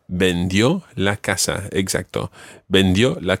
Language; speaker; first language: Spanish; non-native, fluent; English